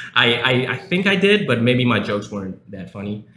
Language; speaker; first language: English; early bilingual, other home language; Chinese